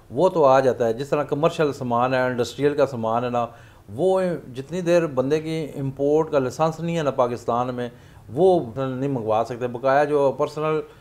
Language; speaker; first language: Urdu; non-native, local second language; Punjabi